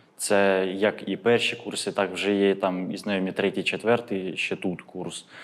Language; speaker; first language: Ukrainian; native; Ukrainian